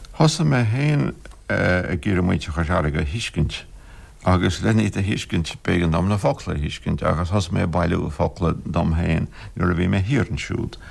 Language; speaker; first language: Irish; non-native, local second language; English